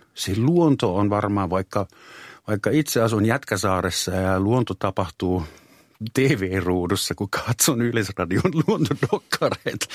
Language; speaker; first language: Finnish; non-native, fluent; German